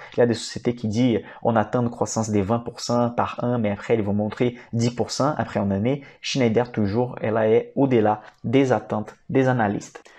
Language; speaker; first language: French; non-native, fluent; Portuguese